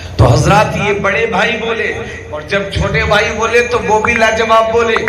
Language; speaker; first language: Urdu; native; Urdu